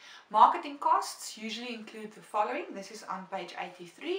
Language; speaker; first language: English; non-native, local second language; Afrikaans